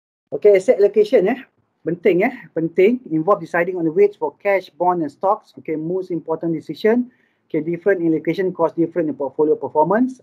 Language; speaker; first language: English; non-native, local second language; Malay